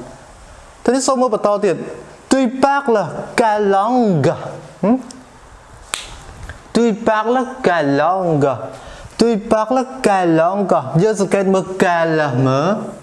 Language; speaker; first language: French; non-native, fluent; Khmer